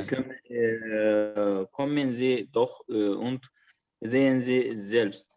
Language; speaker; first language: German; non-native, learner; Azerbaijani